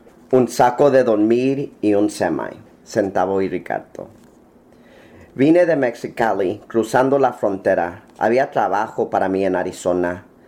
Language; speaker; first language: Spanish; early bilingual, heritage; Spanish